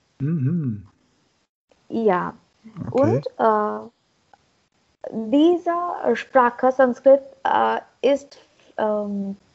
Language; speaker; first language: German; non-native, learner; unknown